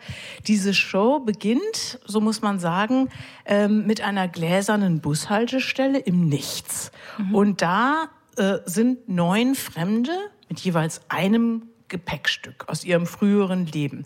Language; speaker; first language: German; native; German